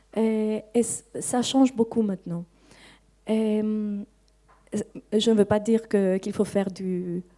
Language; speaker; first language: French; non-native, fluent; Greek